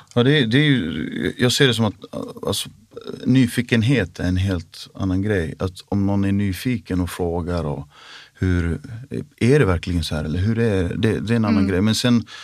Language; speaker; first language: Swedish; non-native, local second language; Finnish